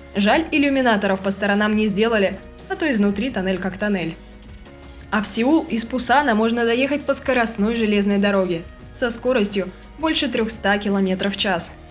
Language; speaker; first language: Russian; native; Russian